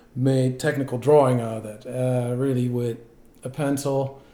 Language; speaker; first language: English; non-native, fluent; Dutch